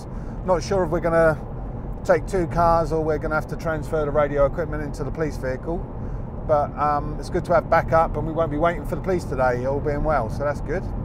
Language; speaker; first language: English; native; English